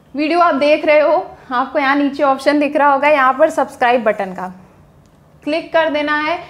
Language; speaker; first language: Hindi; native; Hindi